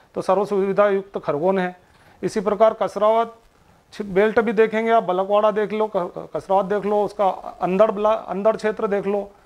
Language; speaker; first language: Hindi; native; Hindi